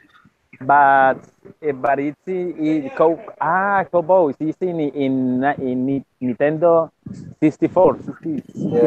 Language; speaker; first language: English; non-native, learner; Spanish